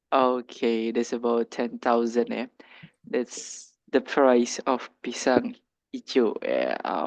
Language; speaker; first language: English; non-native, learner; Indonesian